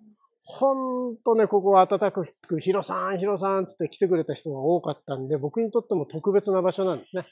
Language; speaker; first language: Japanese; native; Japanese